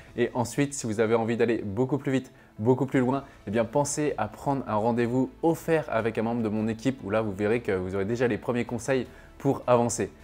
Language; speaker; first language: French; native; French